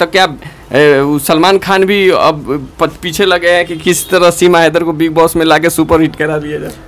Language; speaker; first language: Hindi; native; Hindi